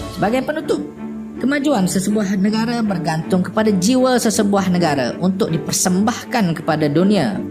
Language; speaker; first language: Malay; native; Malay